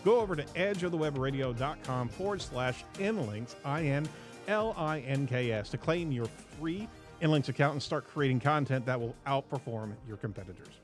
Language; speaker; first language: English; native; English